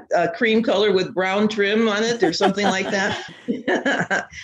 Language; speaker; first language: English; native; English